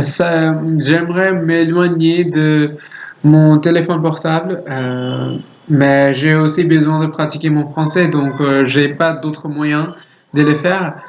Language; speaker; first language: French; non-native, learner; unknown